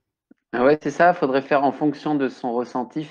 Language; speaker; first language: French; native; French